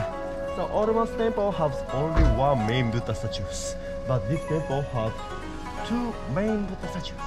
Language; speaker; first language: English; non-native, learner; Japanese